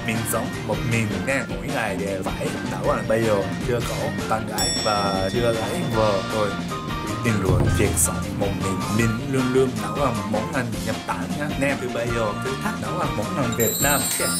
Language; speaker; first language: Vietnamese; non-native, learner; Japanese